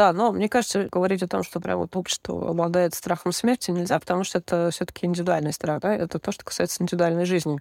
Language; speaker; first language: Russian; native; Russian